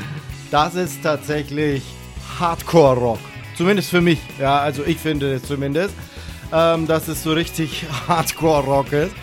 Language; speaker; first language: German; native; German